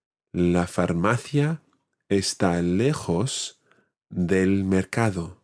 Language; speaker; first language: Spanish; non-native, fluent; English